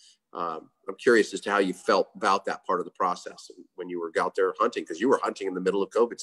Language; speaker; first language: English; native; English